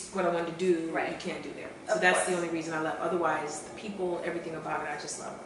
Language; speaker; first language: English; native; English